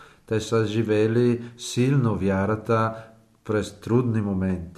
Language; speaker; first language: Bulgarian; non-native, fluent; Italian